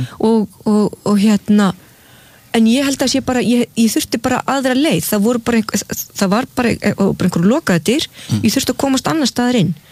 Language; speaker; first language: Icelandic; native; Icelandic